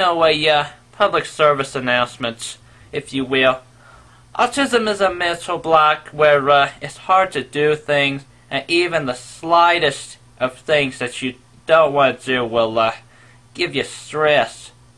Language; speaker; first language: English; native; English